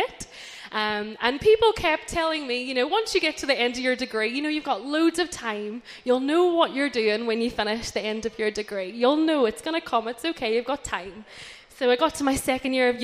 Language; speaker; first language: English; native; English